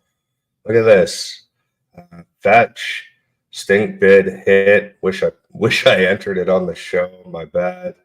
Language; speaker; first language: English; native; English